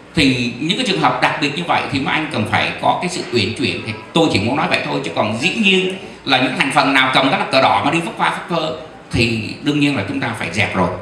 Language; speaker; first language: Vietnamese; native; Vietnamese